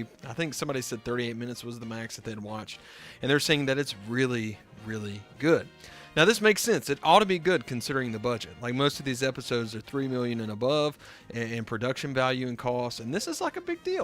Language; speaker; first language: English; native; English